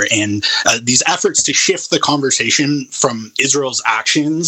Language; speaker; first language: English; native; English